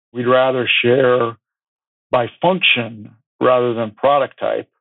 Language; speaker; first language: English; native; English